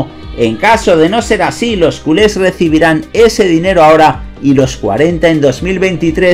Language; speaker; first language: Spanish; native; Spanish